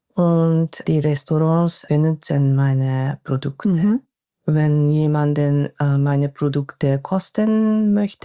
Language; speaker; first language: German; non-native, fluent; Japanese